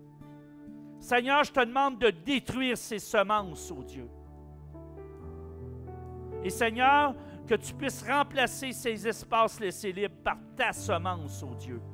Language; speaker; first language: French; native; French